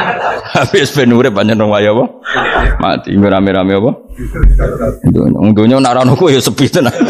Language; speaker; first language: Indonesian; non-native, local second language; Javanese